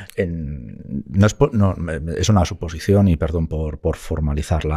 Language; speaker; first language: Spanish; native; Spanish